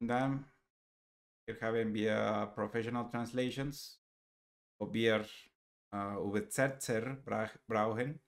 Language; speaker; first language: German; non-native, learner; Spanish